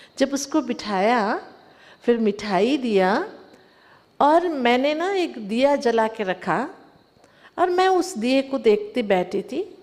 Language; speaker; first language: Hindi; non-native, local second language; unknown